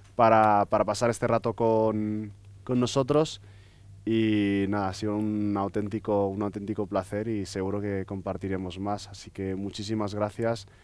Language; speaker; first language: Spanish; native; Spanish